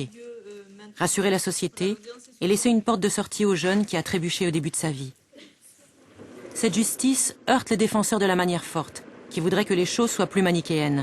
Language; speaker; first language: French; native; French